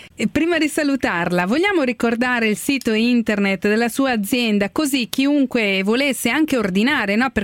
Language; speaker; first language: Italian; native; Italian